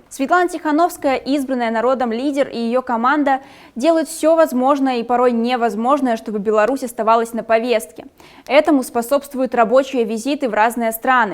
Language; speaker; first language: Russian; native; Russian